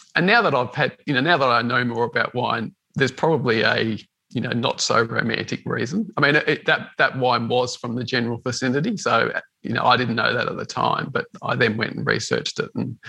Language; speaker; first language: English; native; English